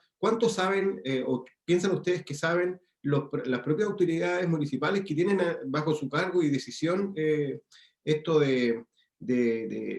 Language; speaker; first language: Spanish; native; Spanish